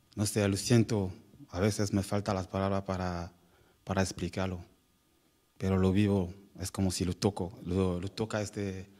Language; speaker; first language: Spanish; non-native, learner; French